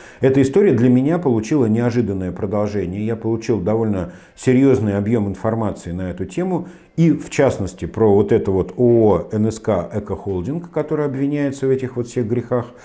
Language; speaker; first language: Russian; native; Russian